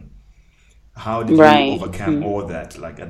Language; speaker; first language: English; non-native, local second language; Nyanja